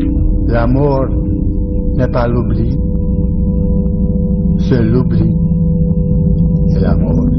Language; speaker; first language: French; non-native, fluent; Hungarian